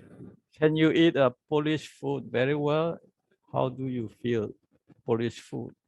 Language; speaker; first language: English; non-native, learner; Burmese